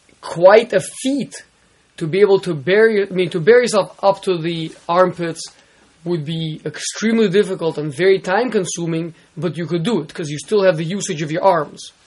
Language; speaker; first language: English; native; English